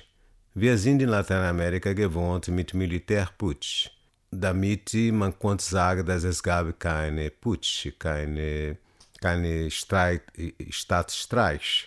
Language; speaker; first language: German; non-native, learner; Portuguese